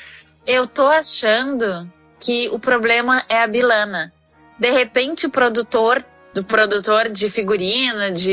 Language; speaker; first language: Portuguese; native; Portuguese